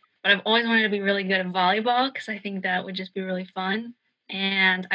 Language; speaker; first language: English; native; English